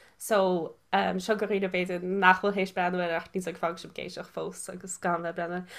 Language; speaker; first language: Irish; native; Irish